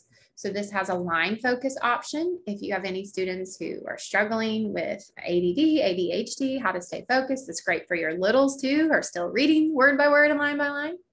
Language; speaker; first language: English; native; English